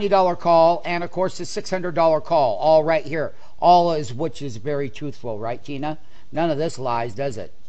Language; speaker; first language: English; native; English